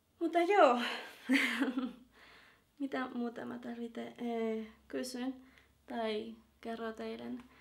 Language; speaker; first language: Finnish; non-native, learner; Spanish